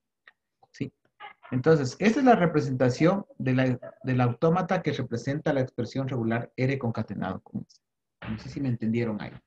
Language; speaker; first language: Spanish; native; Spanish